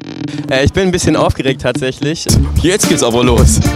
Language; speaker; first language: German; native; German